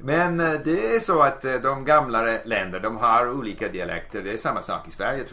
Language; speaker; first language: Swedish; non-native, fluent; English